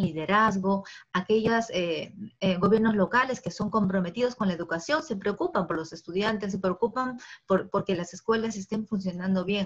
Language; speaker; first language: Spanish; native; Spanish